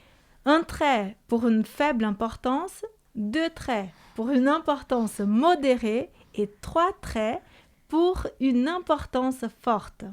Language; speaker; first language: French; native; French